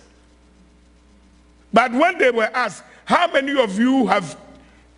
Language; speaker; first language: English; non-native, local second language; Akan